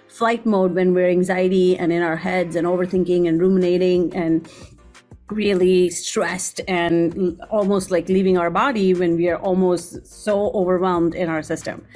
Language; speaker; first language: English; non-native, local second language; Gujarati